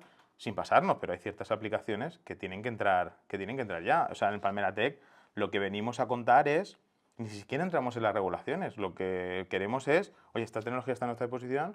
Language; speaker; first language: Spanish; native; Spanish